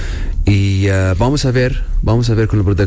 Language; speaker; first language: Spanish; non-native, learner; Arabic